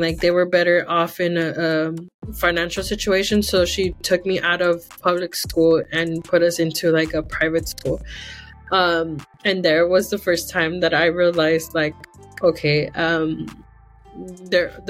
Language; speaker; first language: English; early bilingual, other home language; Spanish